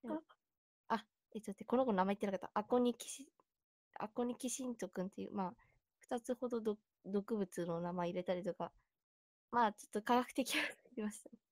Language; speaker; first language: Japanese; native; Japanese